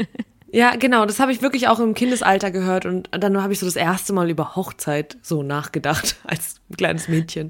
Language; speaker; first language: German; early bilingual, other home language; Russian